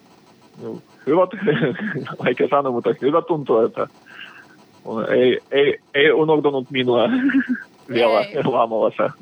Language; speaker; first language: Finnish; non-native, learner; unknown